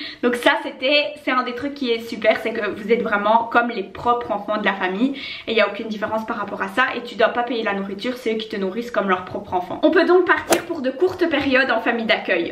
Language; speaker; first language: French; native; French